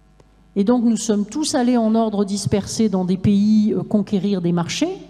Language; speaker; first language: French; native; French